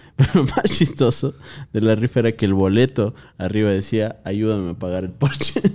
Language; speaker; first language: Spanish; native; Spanish